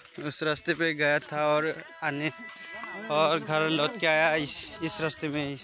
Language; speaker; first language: Hindi; non-native, local second language; Assamese